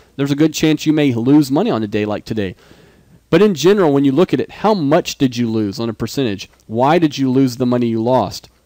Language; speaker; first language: English; native; English